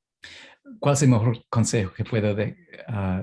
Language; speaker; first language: Spanish; non-native, fluent; English